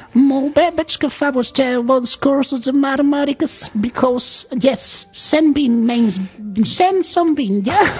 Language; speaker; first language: Catalan; non-native, learner; English